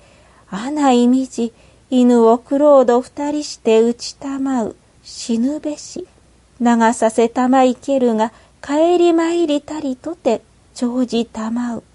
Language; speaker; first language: Japanese; native; Japanese